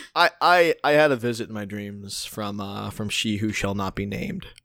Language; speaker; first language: English; early bilingual, other home language; Hindi